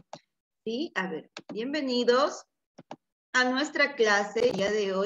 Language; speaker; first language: Spanish; native; Spanish